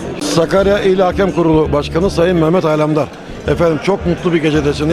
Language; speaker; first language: Turkish; native; Turkish